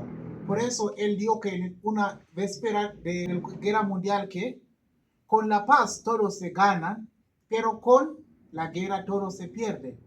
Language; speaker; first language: Spanish; non-native, learner; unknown